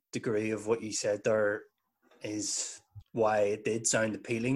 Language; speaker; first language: English; native; English